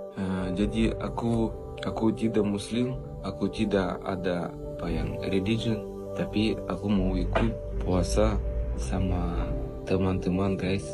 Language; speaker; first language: Indonesian; non-native, learner; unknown